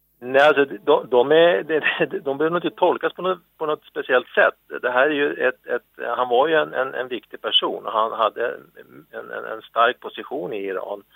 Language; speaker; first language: Swedish; native; Swedish